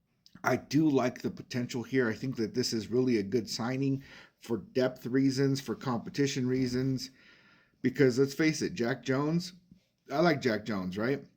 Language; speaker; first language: English; native; English